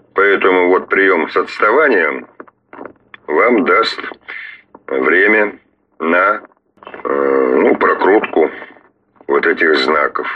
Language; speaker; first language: Russian; native; Russian